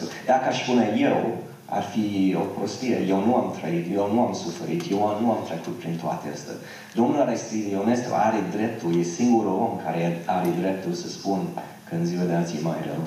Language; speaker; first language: Romanian; non-native, fluent; English